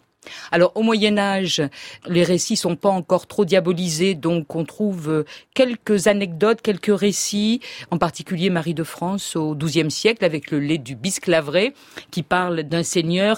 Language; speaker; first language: French; native; French